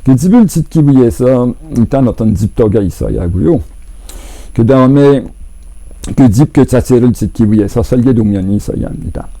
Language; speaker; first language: Korean; non-native, fluent; French